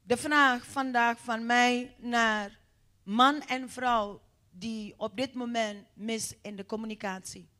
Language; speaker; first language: Dutch; non-native, fluent; Indonesian